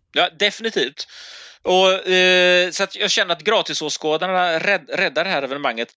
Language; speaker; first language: Swedish; native; Swedish